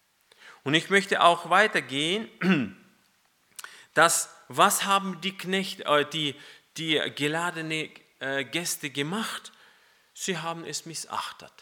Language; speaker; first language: German; non-native, fluent; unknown